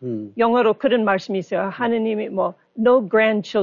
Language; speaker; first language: Korean; non-native, learner; English